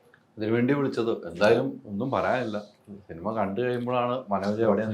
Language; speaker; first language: Malayalam; native; Malayalam